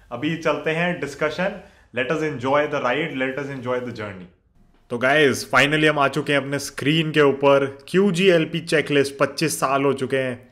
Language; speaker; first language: Hindi; native; Hindi